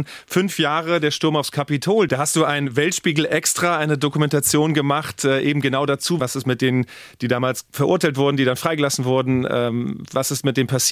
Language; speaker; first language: German; native; German